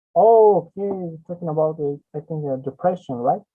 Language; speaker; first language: English; non-native, learner; Spanish